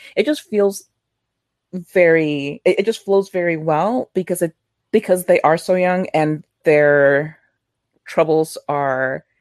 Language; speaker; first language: English; early bilingual, other home language; Spanish